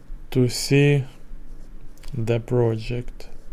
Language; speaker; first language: English; non-native, learner; Russian